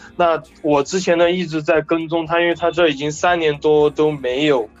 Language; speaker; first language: Chinese; native; Chinese